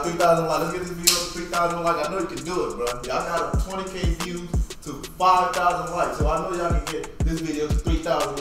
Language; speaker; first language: English; native; English